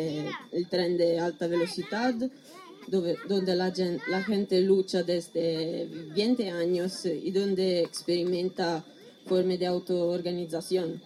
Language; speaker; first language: Spanish; non-native, learner; Italian